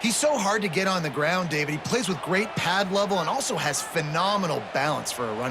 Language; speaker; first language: English; native; English